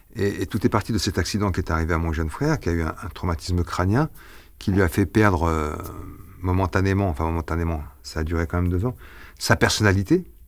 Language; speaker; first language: French; early bilingual, other home language; Arabic